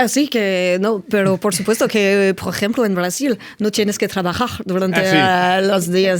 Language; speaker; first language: Spanish; non-native, fluent; French